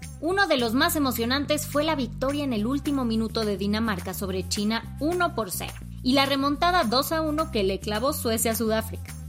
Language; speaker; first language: Spanish; native; Spanish